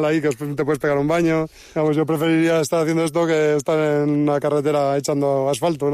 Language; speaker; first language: Spanish; native; Spanish